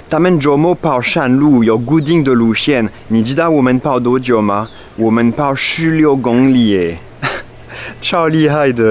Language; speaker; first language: Chinese; non-native, fluent; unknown